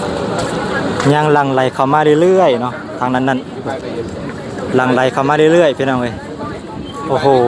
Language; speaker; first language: Thai; non-native, local second language; Northeastern Thai